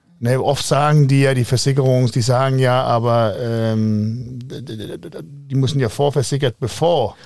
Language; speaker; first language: German; non-native, fluent; Danish